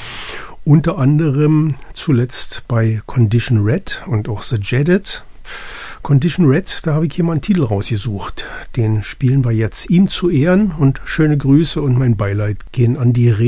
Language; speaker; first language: German; native; German